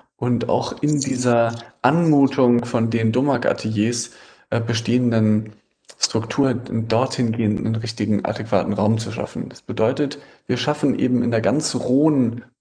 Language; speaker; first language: German; native; German